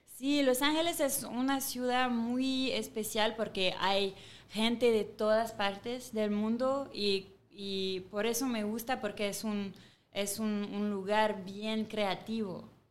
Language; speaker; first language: Spanish; non-native, fluent; French